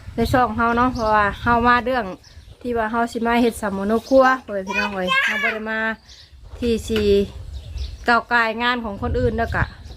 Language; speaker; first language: Thai; native; Thai